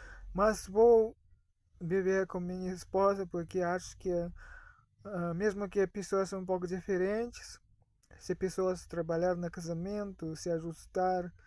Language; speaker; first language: Portuguese; non-native, fluent; Russian